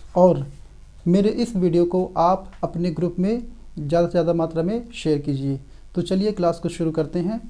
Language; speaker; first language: Hindi; native; Hindi